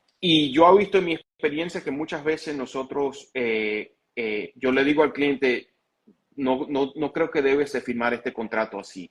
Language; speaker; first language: Spanish; early bilingual, heritage; Spanish